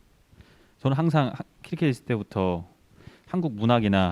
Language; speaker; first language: Korean; early bilingual, heritage; Korean